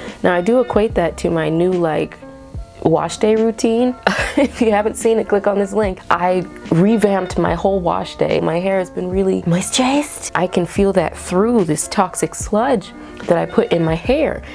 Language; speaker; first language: English; native; English